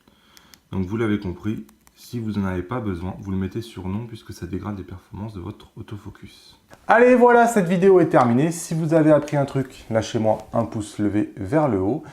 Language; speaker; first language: French; native; French